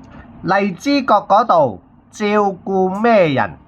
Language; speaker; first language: Cantonese; native; Cantonese